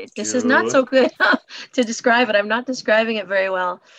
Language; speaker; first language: English; native; English